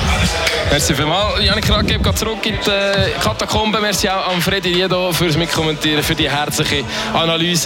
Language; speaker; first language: German; native; German